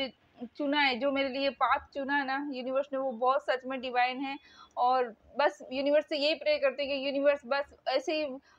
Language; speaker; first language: Hindi; native; Hindi